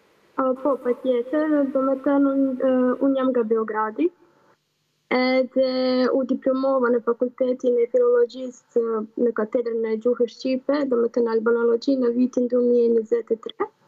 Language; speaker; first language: Albanian; non-native, fluent; Serbian